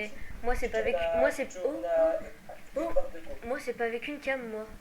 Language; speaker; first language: French; native; French